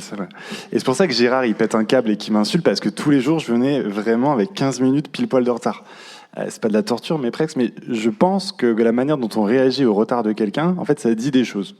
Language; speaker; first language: French; native; French